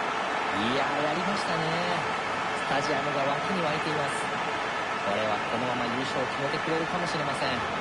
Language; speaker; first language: Japanese; native; Japanese